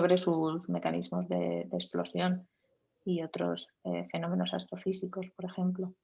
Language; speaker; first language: Spanish; native; Spanish